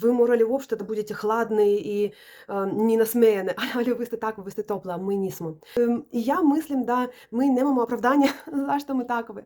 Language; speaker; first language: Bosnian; non-native, learner; Russian